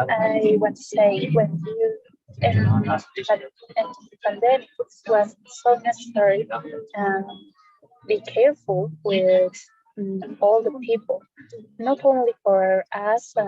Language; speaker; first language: English; non-native, learner; Spanish